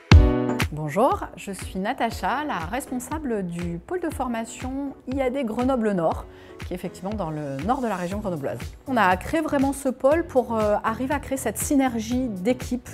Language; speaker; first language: French; native; French